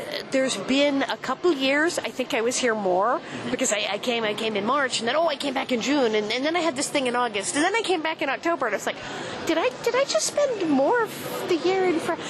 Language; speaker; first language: English; native; English